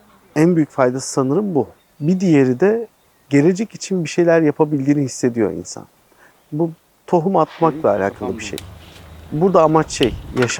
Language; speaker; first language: Turkish; native; Turkish